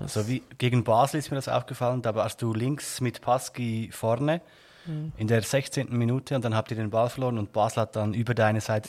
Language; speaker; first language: German; native; German